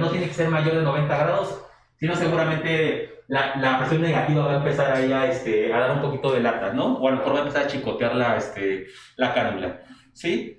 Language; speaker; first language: Spanish; native; Spanish